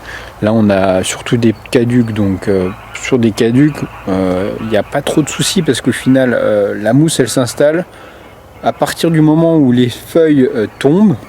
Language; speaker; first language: French; native; French